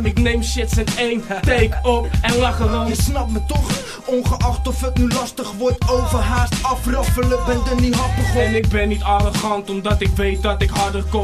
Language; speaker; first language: Dutch; native; Dutch